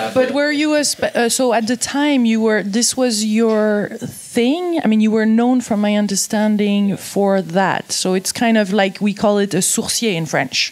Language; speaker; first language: English; non-native, fluent; French